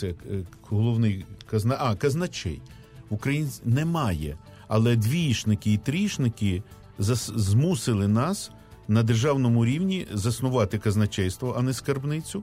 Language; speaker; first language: Ukrainian; native; Ukrainian